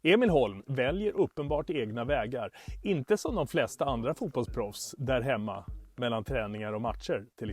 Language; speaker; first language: Swedish; native; Swedish